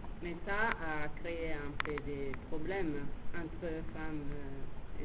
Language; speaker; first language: French; non-native, fluent; Italian